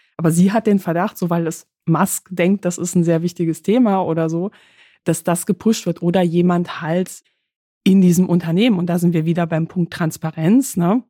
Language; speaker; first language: German; early bilingual, other home language; Polish